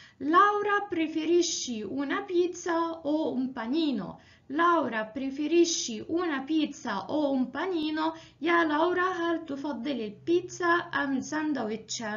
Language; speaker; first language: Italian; non-native, fluent; Arabic